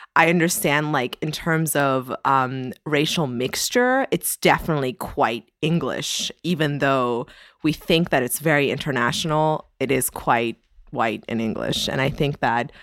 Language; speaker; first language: English; early bilingual, other home language; Persian